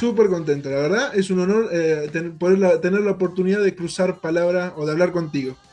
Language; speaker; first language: Spanish; native; Spanish